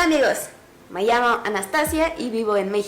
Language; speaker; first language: Spanish; non-native, fluent; Russian